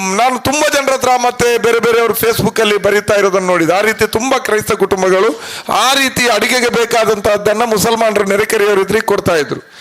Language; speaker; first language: Kannada; non-native, local second language; Malayalam